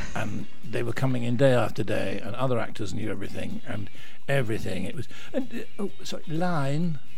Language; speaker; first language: English; native; English